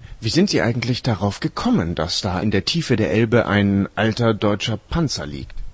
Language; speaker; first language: German; native; German